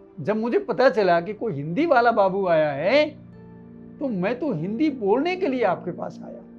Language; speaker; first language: Hindi; native; Hindi